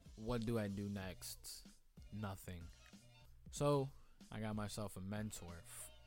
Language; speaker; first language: English; native; English